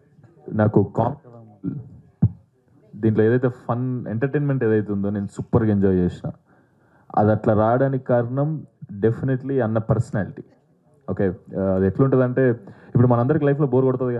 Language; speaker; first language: Telugu; native; Telugu